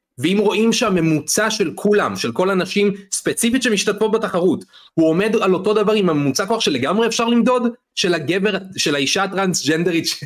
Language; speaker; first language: Hebrew; native; Hebrew